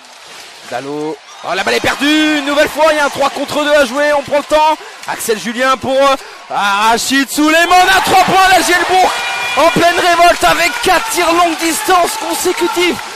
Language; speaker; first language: French; native; French